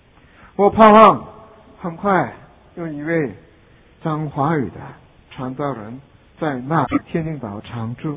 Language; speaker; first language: Chinese; non-native, fluent; Korean